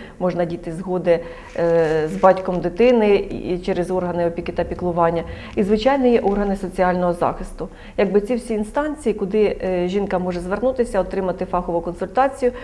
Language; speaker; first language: Ukrainian; native; Ukrainian